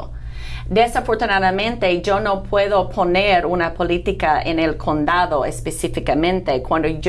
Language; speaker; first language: Spanish; non-native, fluent; English